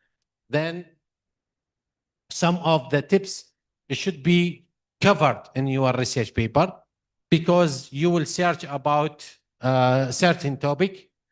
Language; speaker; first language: English; non-native, fluent; Arabic